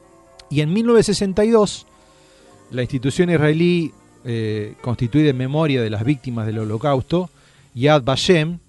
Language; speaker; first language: Spanish; native; Spanish